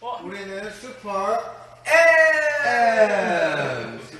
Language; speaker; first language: Korean; native; Korean